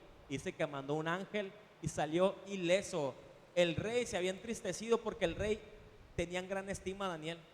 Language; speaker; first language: Spanish; native; Spanish